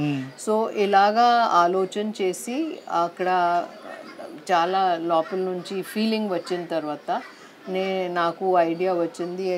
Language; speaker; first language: Telugu; non-native, learner; Hindi